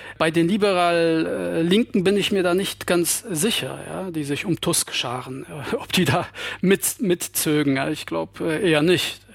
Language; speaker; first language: German; non-native, fluent; Polish